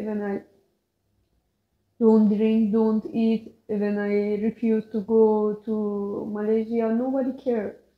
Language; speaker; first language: English; non-native, learner; Persian